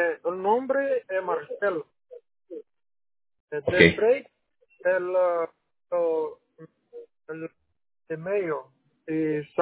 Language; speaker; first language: Spanish; non-native, learner; Portuguese